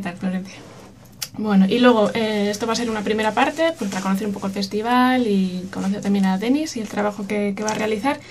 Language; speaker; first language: Spanish; native; Spanish